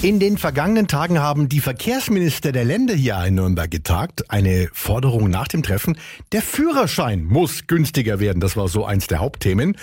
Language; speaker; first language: German; native; German